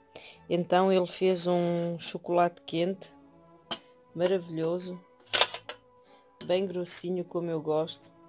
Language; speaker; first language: Portuguese; early bilingual, heritage; Portuguese